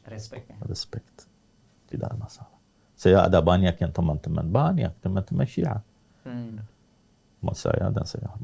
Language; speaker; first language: Indonesian; non-native, learner; Arabic